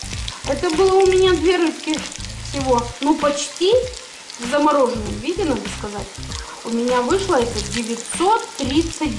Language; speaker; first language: Russian; native; Russian